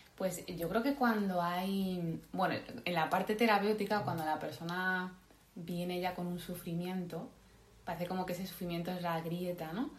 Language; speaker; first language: Spanish; native; Spanish